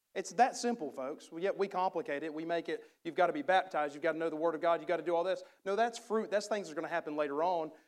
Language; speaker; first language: English; native; English